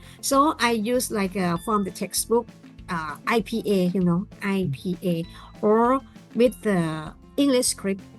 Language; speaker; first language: English; non-native, learner; Thai